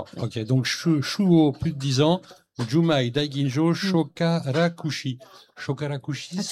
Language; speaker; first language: French; native; French